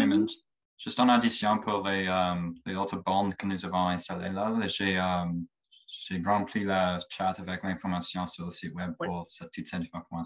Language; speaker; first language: French; non-native, learner; English